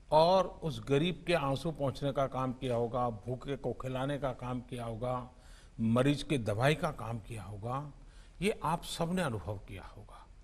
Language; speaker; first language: Hindi; non-native, local second language; Gujarati